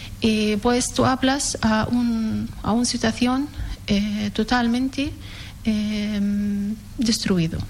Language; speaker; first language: Spanish; non-native, learner; Arabic